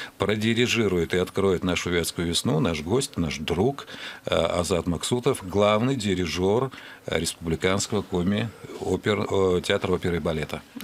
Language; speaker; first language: Russian; native; Russian